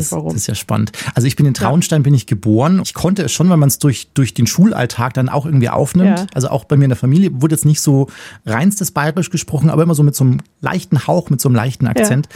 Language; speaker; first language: German; native; German